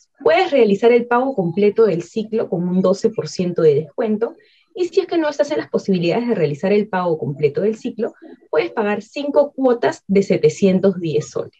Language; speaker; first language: Spanish; native; Spanish